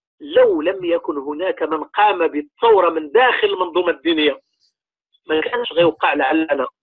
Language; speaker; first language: Arabic; native; Arabic